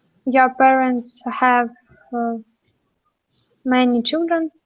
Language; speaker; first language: English; non-native, learner; Russian